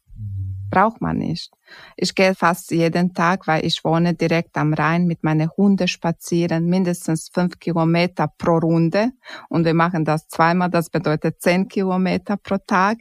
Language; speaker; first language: German; non-native, fluent; Croatian